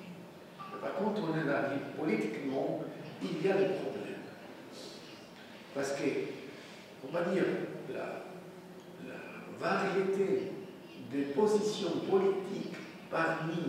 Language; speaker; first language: French; non-native, fluent; Spanish